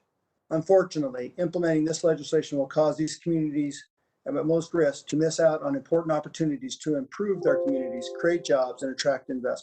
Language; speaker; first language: English; native; English